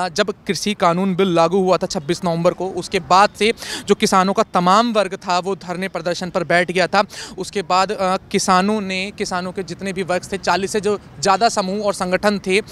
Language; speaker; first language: Hindi; native; Hindi